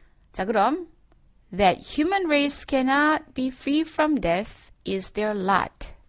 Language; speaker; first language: English; non-native, fluent; Korean